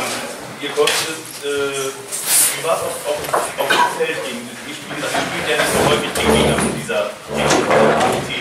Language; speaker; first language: German; native; German